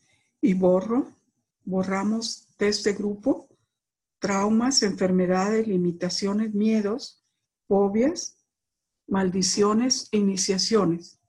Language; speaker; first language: Spanish; native; Spanish